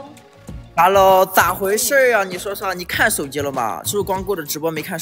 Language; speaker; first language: Chinese; native; Chinese